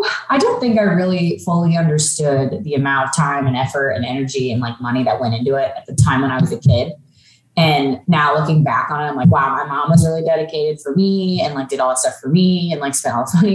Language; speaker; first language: English; native; English